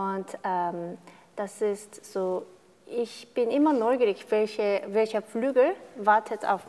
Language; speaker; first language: German; non-native, fluent; Korean